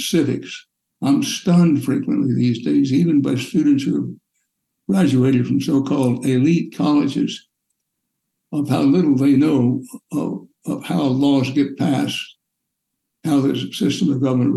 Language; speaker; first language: English; native; English